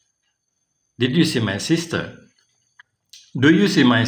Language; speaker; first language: English; non-native, fluent; Indonesian